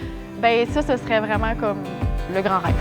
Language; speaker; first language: French; native; French